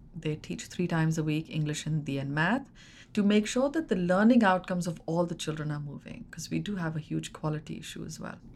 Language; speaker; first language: English; non-native, local second language; Hindi